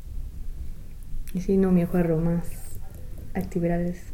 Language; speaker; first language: Spanish; non-native, fluent; English